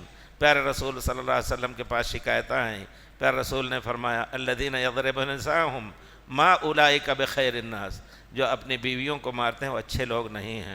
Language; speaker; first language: Urdu; native; Urdu